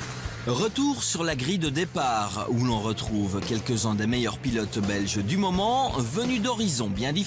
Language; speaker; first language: French; native; French